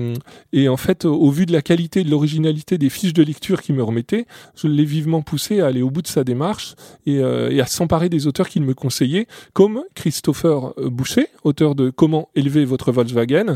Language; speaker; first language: French; native; French